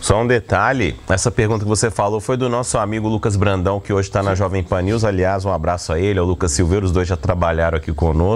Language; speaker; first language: Portuguese; native; Portuguese